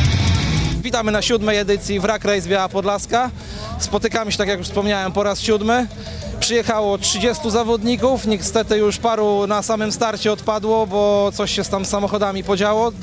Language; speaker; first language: Polish; native; Polish